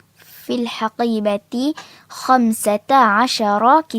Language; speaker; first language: Arabic; non-native, learner; Malay